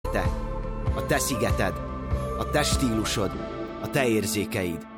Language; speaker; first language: Hungarian; native; Hungarian